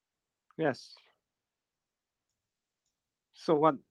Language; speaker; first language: English; non-native, learner; Japanese